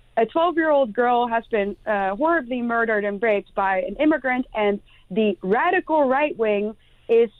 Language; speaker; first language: English; non-native, fluent; Dutch